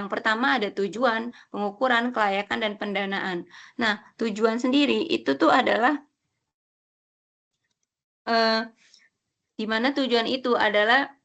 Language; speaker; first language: Indonesian; native; Indonesian